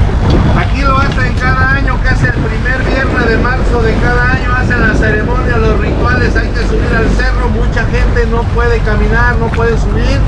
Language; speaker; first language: Spanish; native; Spanish